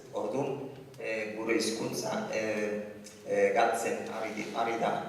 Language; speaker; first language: Basque; non-native, learner; Arabic